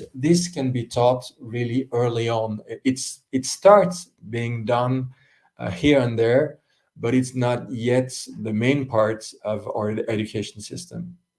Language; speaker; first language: English; non-native, fluent; French